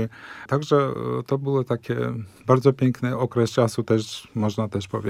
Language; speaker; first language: Polish; non-native, fluent; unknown